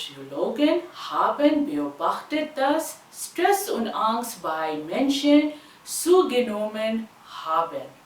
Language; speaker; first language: German; non-native, fluent; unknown